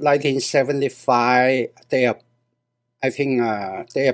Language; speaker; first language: English; non-native, learner; Cantonese